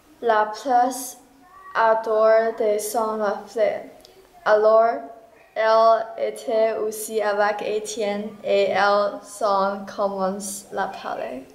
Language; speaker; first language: French; non-native, learner; English